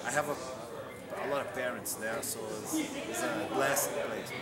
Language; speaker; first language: English; non-native, learner; Portuguese